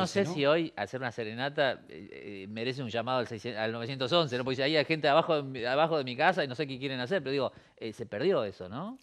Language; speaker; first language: Spanish; native; Spanish